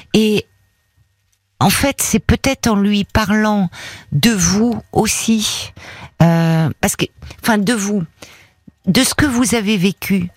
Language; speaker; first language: French; native; French